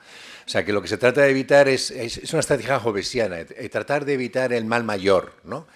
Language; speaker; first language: Spanish; native; Spanish